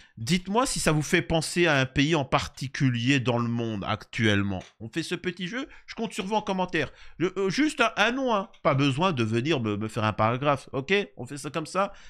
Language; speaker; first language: French; native; French